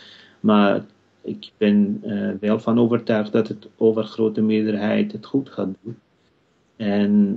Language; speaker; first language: Dutch; non-native, fluent; Kurdish